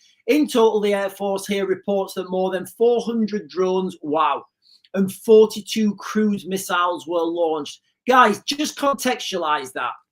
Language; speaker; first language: English; native; English